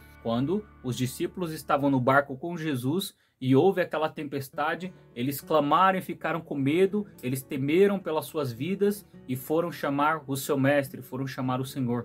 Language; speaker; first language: Portuguese; native; Portuguese